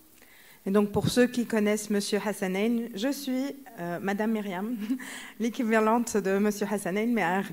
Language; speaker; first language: French; early bilingual, other home language; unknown